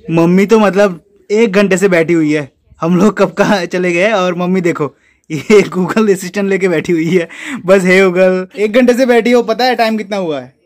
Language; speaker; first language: Hindi; non-native, local second language; Bangla